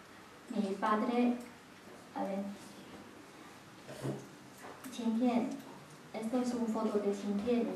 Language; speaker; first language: Spanish; non-native, learner; Chinese